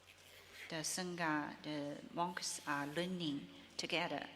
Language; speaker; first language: English; non-native, learner; Chinese